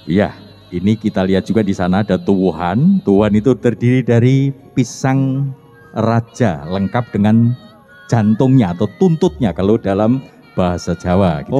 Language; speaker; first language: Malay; non-native, local second language; Javanese